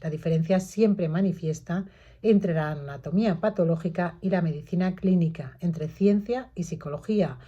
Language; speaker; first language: Spanish; native; Spanish